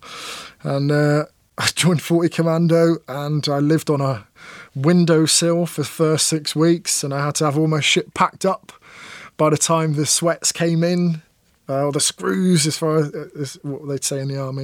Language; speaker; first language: English; native; English